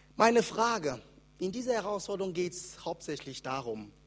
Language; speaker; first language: German; native; German